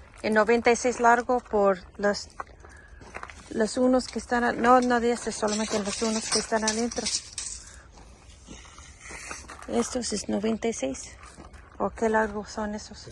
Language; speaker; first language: Spanish; early bilingual, heritage; English